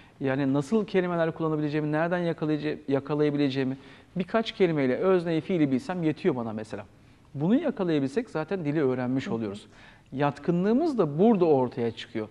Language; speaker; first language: Turkish; native; Turkish